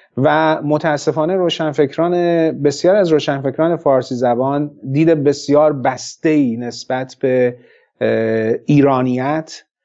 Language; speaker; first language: Persian; non-native, local second language; Central Kurdish